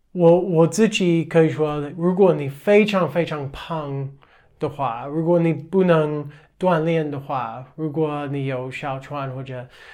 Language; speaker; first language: Chinese; non-native, fluent; English